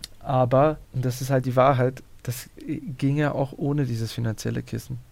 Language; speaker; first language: German; early bilingual, other home language; Bosnian